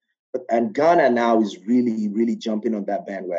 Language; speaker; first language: English; non-native, local second language; Yoruba